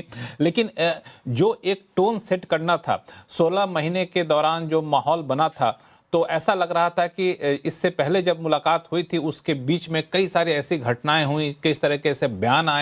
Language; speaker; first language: Hindi; native; Hindi